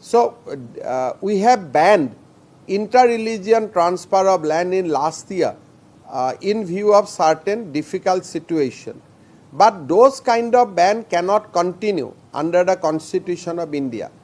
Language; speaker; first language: English; non-native, local second language; Assamese